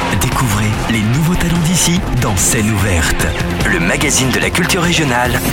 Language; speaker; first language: French; native; French